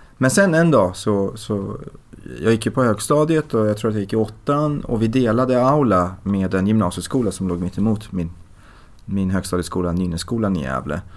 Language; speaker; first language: Swedish; early bilingual, other home language; Persian